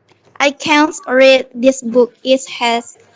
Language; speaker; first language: English; non-native, learner; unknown